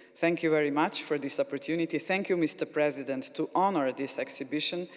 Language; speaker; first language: English; non-native, fluent; Slovenian